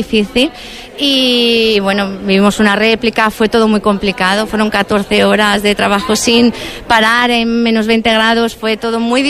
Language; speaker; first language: Spanish; native; Spanish